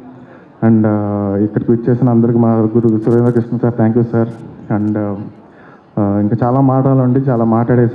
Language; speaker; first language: Telugu; native; Telugu